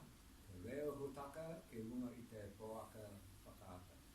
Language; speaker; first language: Māori; non-native, learner; English